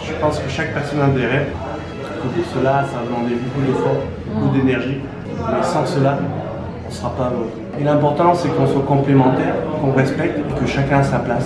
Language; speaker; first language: French; early bilingual, other home language; Korean